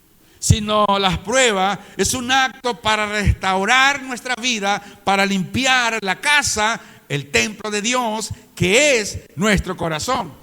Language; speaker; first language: Spanish; native; Spanish